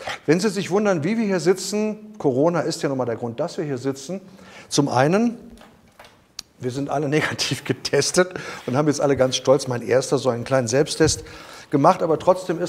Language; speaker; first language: German; native; German